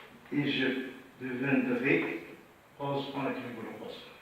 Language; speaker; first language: French; non-native, learner; Arabic